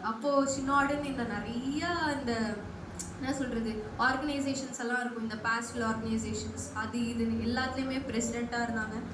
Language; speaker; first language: Tamil; non-native, local second language; Telugu